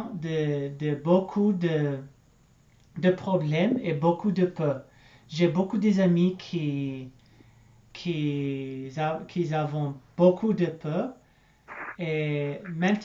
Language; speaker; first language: French; non-native, learner; English